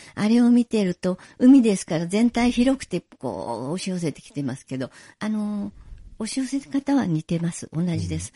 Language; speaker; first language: Japanese; native; Japanese